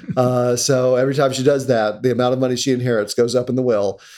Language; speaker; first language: English; native; English